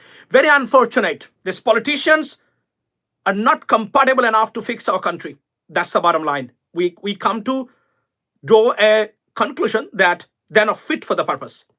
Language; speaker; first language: English; non-native, local second language; Bangla